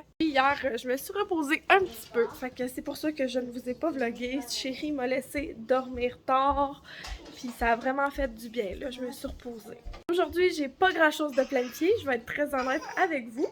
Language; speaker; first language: French; native; French